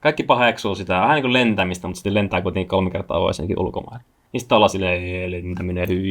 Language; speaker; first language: Finnish; native; Finnish